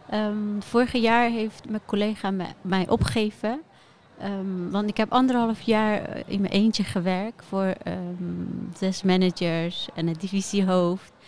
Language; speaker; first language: Dutch; non-native, fluent; Persian